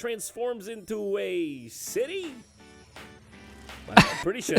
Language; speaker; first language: English; native; English